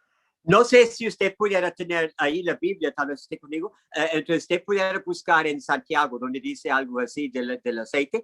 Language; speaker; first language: Spanish; non-native, fluent; English